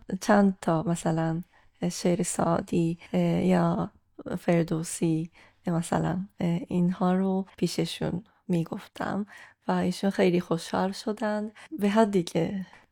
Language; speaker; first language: Persian; non-native, fluent; Japanese